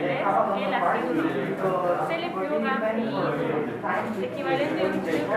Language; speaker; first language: French; non-native, learner; Spanish